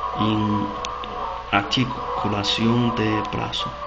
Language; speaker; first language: Spanish; non-native, learner; Chinese